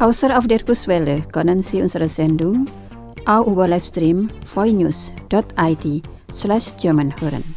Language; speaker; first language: German; non-native, fluent; Indonesian